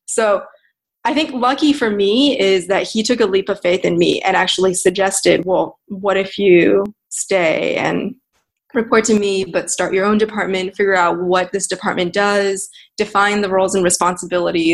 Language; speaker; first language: English; native; English